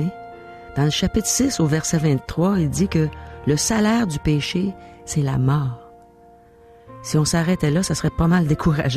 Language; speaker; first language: French; native; French